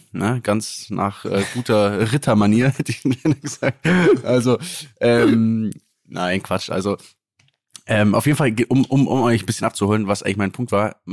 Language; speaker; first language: German; native; German